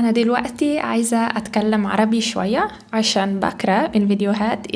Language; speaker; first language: Arabic; non-native, learner; Italian